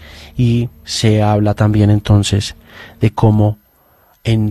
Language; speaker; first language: Spanish; native; Spanish